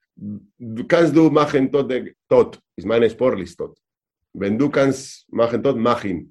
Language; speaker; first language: German; non-native, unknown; Spanish